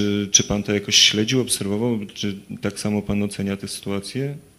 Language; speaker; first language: Polish; native; Polish